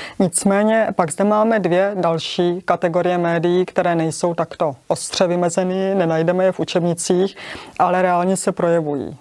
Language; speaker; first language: Czech; native; Czech